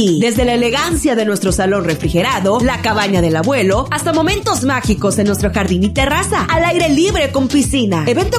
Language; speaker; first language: Spanish; native; Spanish